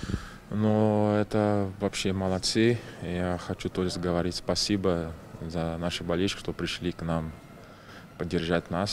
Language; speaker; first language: Russian; non-native, learner; Portuguese